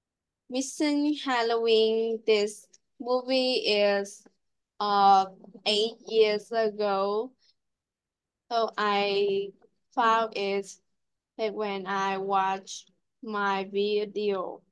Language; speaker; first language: English; non-native, learner; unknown